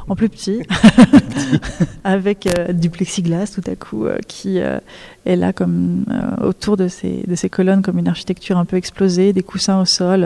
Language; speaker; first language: French; native; French